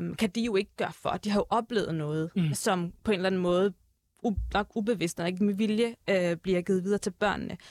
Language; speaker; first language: Danish; early bilingual, other home language; Arabic